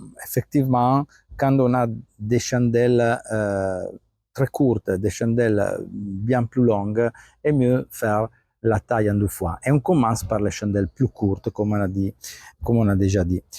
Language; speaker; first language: French; non-native, fluent; Italian